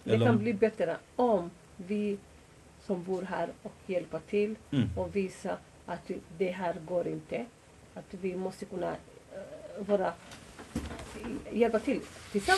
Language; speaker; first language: Swedish; non-native, fluent; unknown